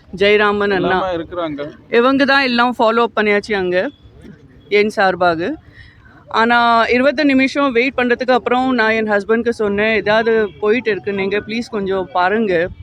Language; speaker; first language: Tamil; non-native, fluent; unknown